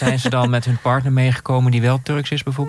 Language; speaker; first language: Dutch; native; Dutch